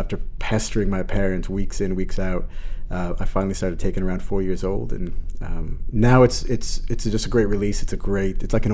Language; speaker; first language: English; native; English